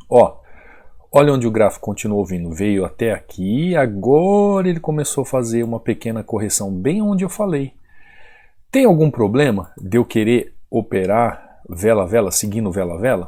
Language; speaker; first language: Portuguese; native; Portuguese